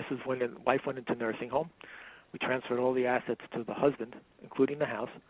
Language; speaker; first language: English; native; English